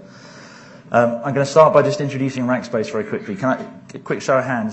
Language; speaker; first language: English; native; English